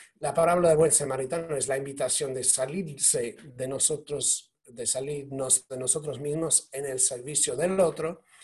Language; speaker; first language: Spanish; non-native, fluent; English